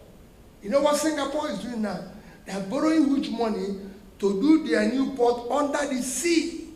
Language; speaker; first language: English; non-native, local second language; Igbo